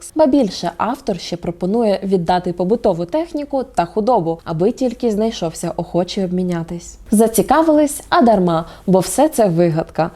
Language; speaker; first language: Ukrainian; native; Ukrainian